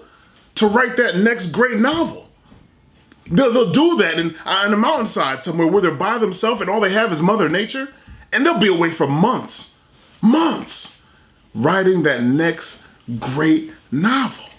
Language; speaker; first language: English; native; English